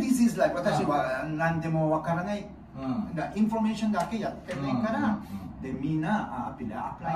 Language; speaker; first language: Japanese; non-native, learner; Filipino